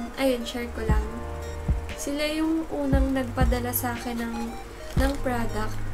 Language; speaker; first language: Filipino; native; Filipino